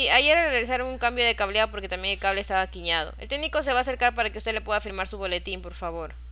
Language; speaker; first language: Spanish; native; Spanish